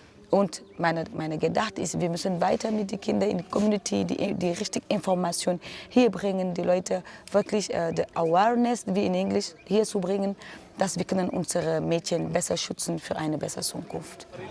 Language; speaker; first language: German; non-native, learner; French